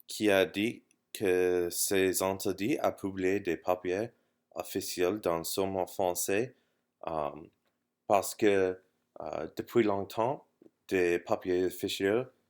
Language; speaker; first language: French; non-native, learner; English